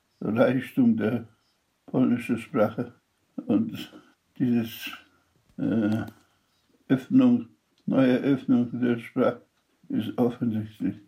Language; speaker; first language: German; non-native, fluent; Polish